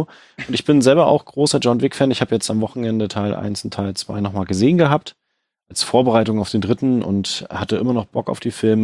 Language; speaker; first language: German; native; German